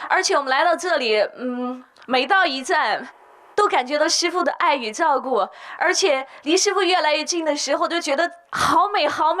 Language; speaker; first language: Chinese; native; Chinese